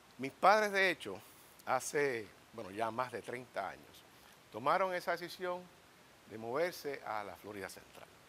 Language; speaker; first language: Spanish; native; Spanish